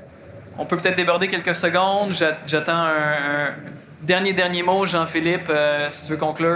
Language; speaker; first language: French; native; French